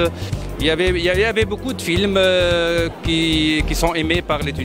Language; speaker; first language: French; non-native, local second language; Arabic